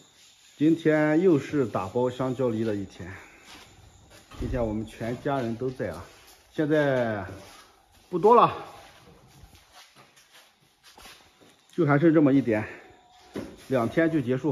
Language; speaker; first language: Chinese; native; Chinese